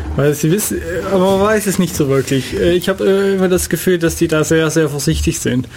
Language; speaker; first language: German; non-native, fluent; Dutch